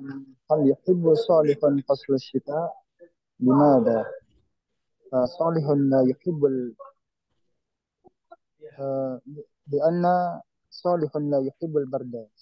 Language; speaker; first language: Arabic; non-native, learner; Indonesian